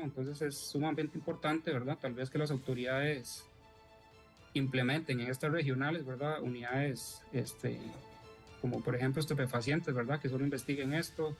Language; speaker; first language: Spanish; native; Spanish